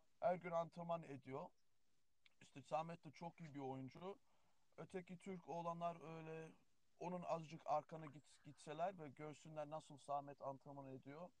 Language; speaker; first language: Turkish; early bilingual, heritage; Turkish